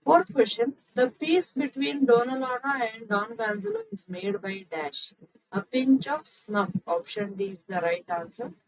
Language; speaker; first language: English; non-native, local second language; Kannada